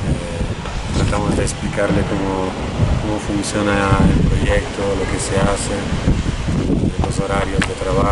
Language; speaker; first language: Spanish; non-native, fluent; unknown